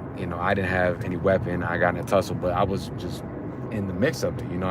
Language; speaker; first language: English; native; English